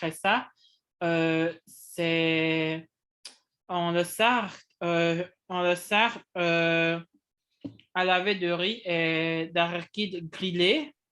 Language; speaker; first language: French; non-native, fluent; Indonesian